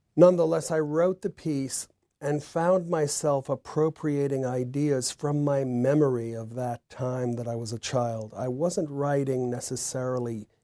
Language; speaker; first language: English; native; English